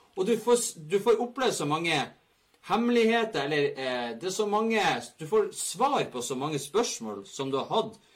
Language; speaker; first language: Norwegian; native; Norwegian